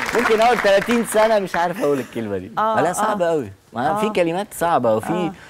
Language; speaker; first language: Arabic; non-native, fluent; Italian